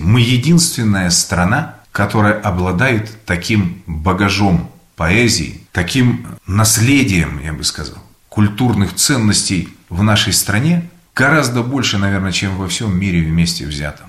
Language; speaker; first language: Russian; native; Russian